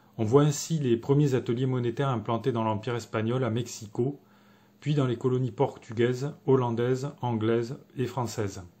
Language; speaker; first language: French; native; French